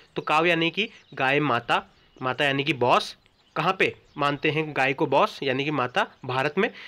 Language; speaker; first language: Hindi; native; Hindi